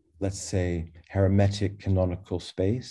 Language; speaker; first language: English; native; English